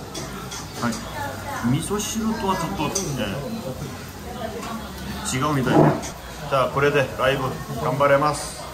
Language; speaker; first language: Japanese; non-native, fluent; Korean